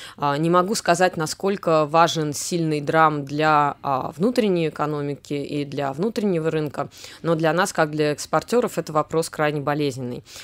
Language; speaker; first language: Russian; native; Russian